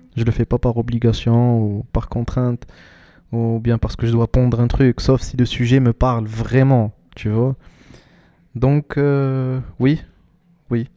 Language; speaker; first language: French; non-native, local second language; Arabic